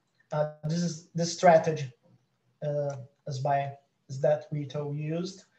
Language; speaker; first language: English; non-native, fluent; Portuguese